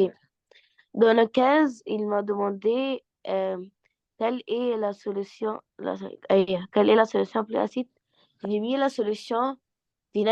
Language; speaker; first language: French; non-native, learner; Arabic